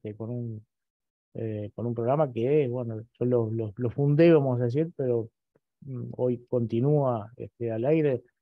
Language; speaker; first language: Spanish; native; Spanish